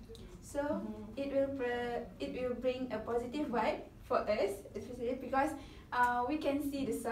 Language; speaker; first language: English; non-native, local second language; Malay